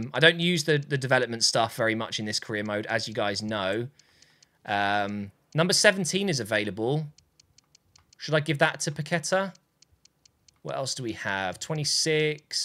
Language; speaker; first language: English; native; English